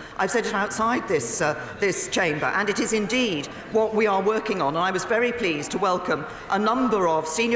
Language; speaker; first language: English; native; English